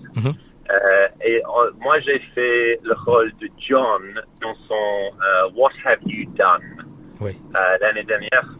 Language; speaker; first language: French; non-native, learner; English